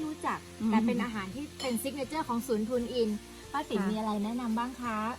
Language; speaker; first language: Thai; native; Thai